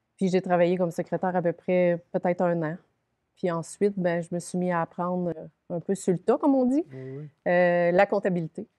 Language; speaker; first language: French; native; French